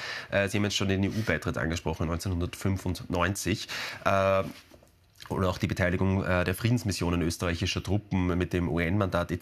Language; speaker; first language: German; native; German